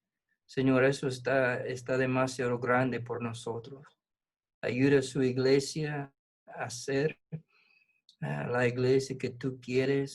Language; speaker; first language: Spanish; non-native, fluent; English